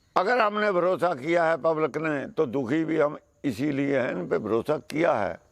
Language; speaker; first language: Hindi; non-native, local second language; Punjabi